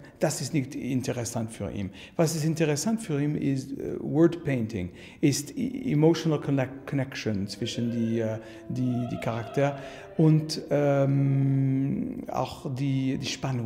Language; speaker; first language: German; non-native, learner; French